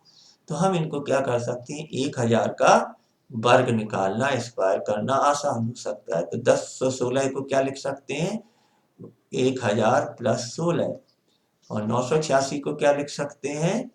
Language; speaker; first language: Hindi; native; Hindi